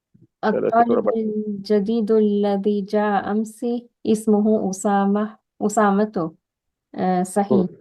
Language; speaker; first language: Arabic; non-native, learner; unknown